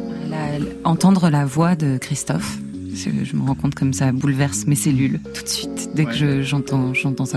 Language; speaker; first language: French; native; French